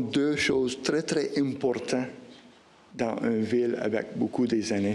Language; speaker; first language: French; non-native, local second language; English